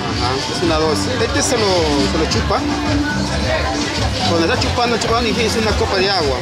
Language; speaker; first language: Spanish; native; Spanish